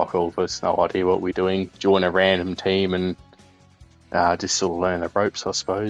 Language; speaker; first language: English; native; English